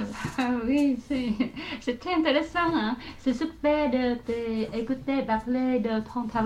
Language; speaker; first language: French; non-native, learner; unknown